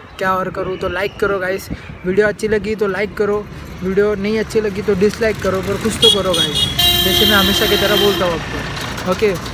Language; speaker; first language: Hindi; non-native, local second language; Marathi